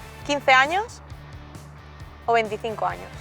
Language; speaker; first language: Spanish; native; Spanish